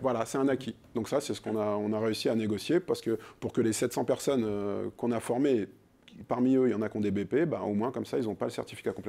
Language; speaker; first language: French; native; French